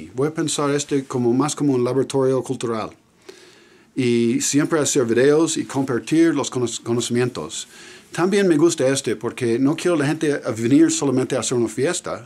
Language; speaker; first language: Spanish; non-native, fluent; English